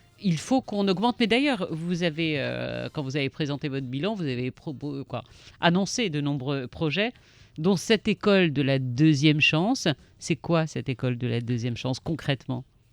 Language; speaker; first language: French; non-native, local second language; Arabic